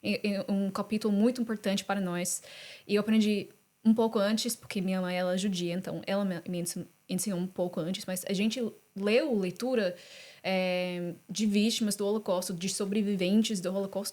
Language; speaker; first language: Portuguese; non-native, fluent; English